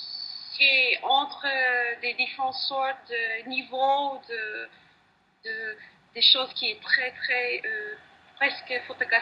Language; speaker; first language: French; non-native, learner; English